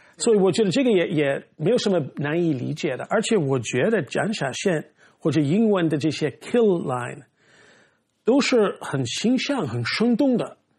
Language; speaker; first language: Chinese; non-native, fluent; English